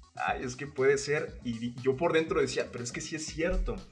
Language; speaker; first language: Spanish; native; Spanish